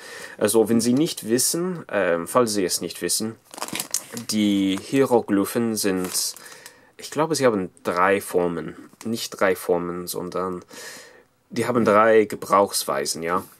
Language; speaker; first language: German; non-native, fluent; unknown